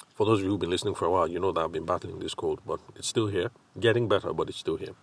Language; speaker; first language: English; non-native, local second language; Yoruba